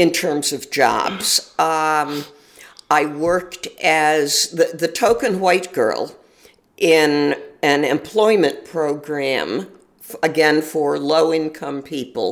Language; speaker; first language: English; native; English